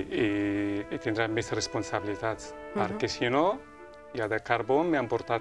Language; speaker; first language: Catalan; non-native, local second language; Spanish